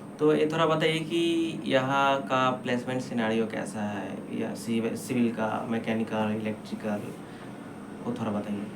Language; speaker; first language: Hindi; non-native, local second language; Assamese